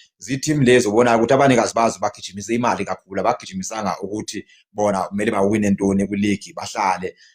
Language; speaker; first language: Zulu; non-native, local second language; Xhosa